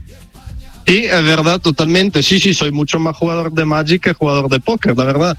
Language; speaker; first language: Spanish; non-native, fluent; Italian